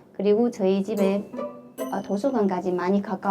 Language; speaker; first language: Korean; non-native, fluent; Chinese